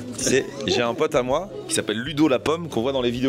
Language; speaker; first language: French; native; French